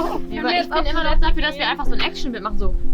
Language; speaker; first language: German; native; German